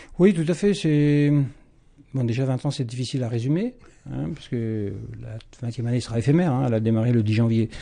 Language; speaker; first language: French; native; French